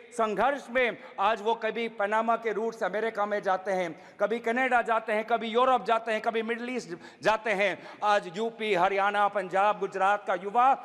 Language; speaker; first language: Hindi; non-native, local second language; Assamese